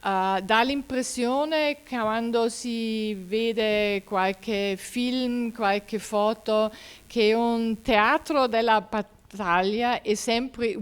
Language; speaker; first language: Italian; non-native, fluent; German